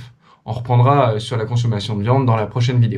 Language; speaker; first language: French; native; French